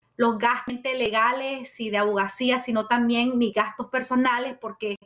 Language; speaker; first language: Spanish; native; Spanish